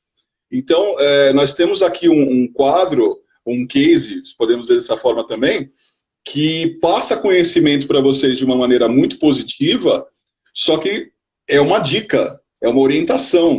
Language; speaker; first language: Portuguese; native; Portuguese